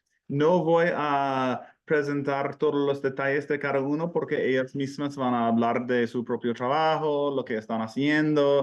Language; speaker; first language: Spanish; non-native, fluent; English